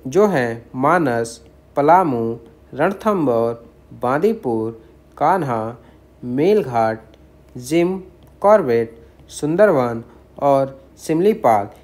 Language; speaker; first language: Hindi; native; Hindi